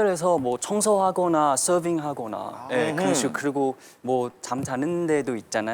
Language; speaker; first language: Korean; non-native, fluent; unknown